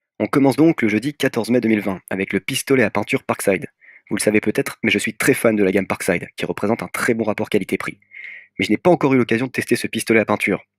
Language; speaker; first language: French; native; French